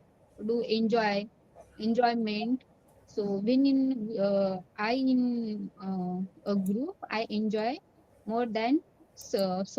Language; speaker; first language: English; non-native, learner; Marathi